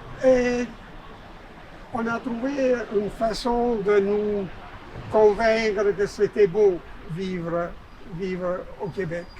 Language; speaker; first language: French; non-native, fluent; Italian